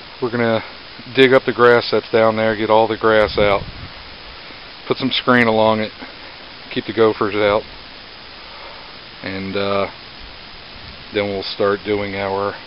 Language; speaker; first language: English; native; English